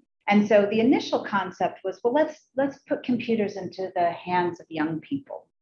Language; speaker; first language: English; native; English